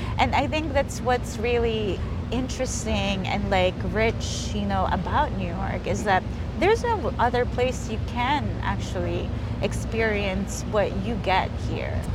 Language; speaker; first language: English; early bilingual, other home language; Filipino